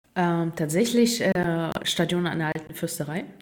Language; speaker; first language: German; non-native, fluent; Russian